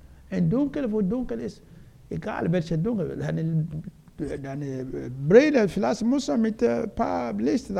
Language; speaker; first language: German; non-native, learner; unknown